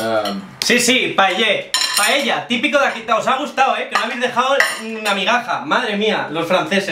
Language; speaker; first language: Spanish; native; Spanish